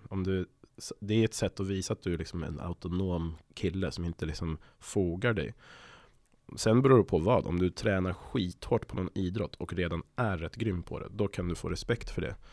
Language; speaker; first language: Swedish; native; Swedish